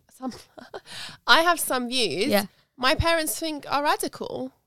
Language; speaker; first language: English; early bilingual, other home language; Arabic